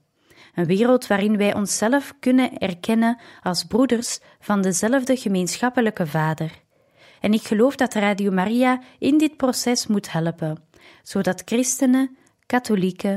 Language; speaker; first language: Dutch; native; Dutch